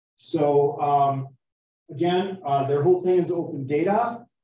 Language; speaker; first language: English; native; English